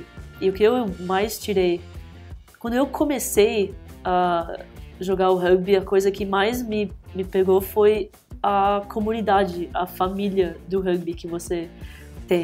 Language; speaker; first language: Portuguese; early bilingual, heritage; English